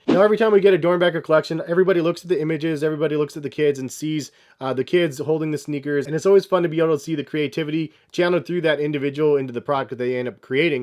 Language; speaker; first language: English; native; English